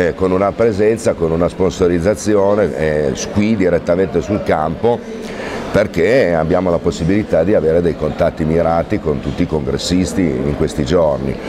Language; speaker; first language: Italian; native; Italian